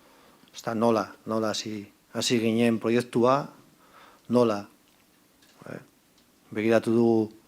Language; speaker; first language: Basque; non-native, local second language; Spanish